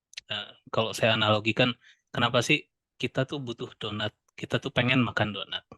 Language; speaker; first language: Indonesian; native; Indonesian